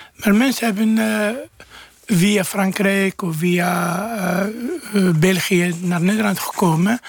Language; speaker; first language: Dutch; non-native, fluent; Arabic